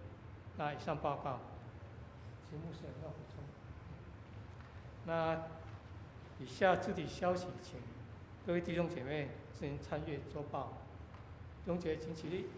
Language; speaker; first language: Chinese; native; Chinese